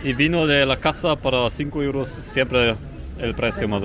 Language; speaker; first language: Spanish; non-native, fluent; German